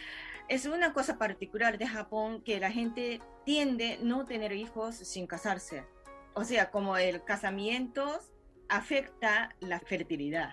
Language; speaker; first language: Spanish; non-native, fluent; Japanese